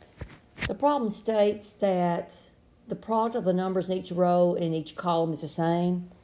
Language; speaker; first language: English; native; English